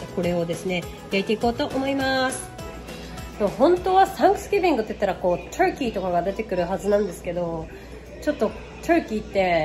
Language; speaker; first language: Japanese; native; Japanese